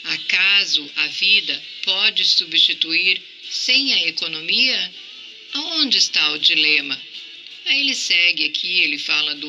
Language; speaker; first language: Portuguese; native; Portuguese